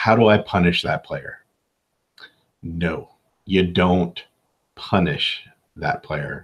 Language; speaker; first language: English; native; English